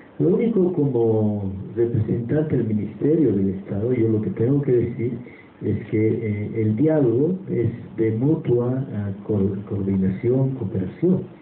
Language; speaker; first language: Spanish; native; Spanish